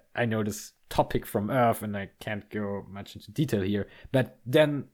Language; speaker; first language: English; non-native, fluent; German